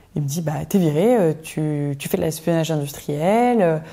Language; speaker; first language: French; native; French